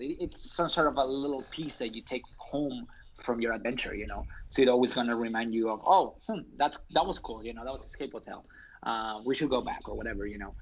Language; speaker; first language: English; non-native, fluent; Spanish